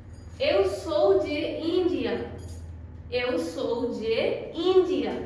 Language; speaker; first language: Portuguese; non-native, fluent; Hindi